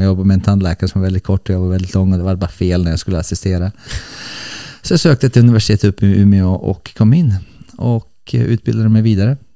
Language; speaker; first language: Swedish; early bilingual, other home language; Bosnian